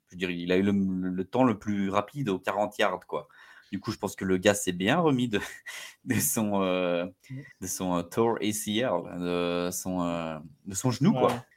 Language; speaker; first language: French; native; French